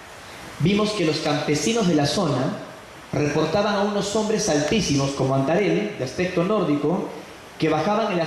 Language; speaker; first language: Spanish; native; Spanish